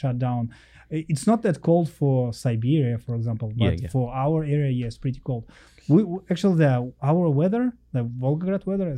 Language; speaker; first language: English; non-native, learner; Russian